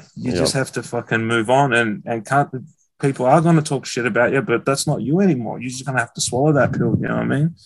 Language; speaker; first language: English; native; English